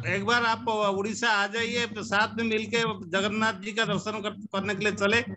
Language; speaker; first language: Hindi; non-native, local second language; Odia